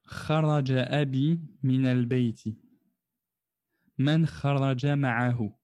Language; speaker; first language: Arabic; non-native, fluent; French